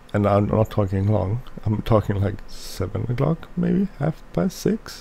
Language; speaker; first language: English; non-native, fluent; Swedish